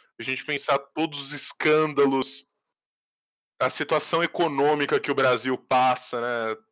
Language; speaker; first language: Portuguese; native; Portuguese